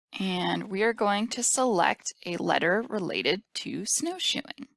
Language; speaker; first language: English; native; English